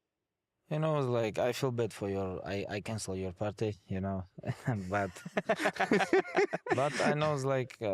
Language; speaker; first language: English; non-native, fluent; Avaric